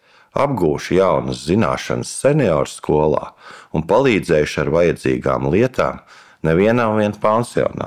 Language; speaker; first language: Latvian; native; Latvian